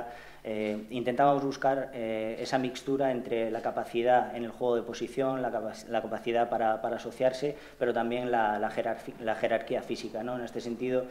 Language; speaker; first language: Spanish; native; Spanish